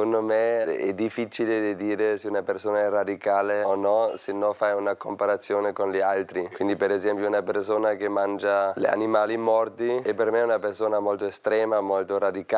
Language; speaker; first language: Italian; non-native, fluent; German